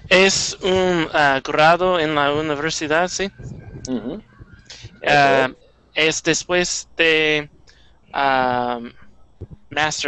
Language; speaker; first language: Spanish; non-native, learner; English